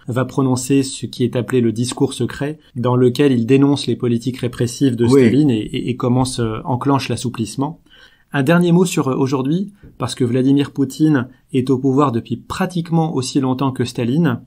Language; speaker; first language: French; native; French